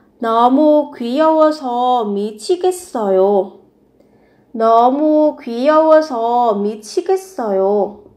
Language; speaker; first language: Korean; non-native, fluent; Vietnamese